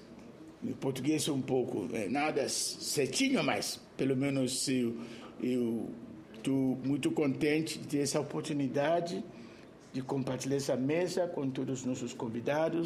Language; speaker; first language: Portuguese; non-native, fluent; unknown